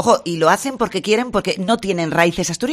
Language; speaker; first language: Spanish; native; Spanish